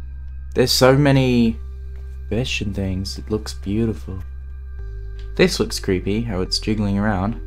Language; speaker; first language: English; native; English